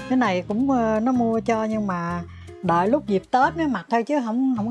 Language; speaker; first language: Vietnamese; native; Vietnamese